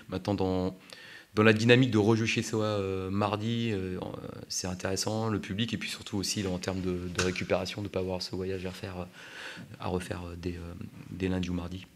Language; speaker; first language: French; native; French